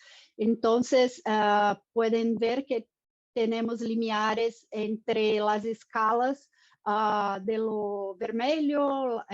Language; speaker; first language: Spanish; non-native, fluent; Portuguese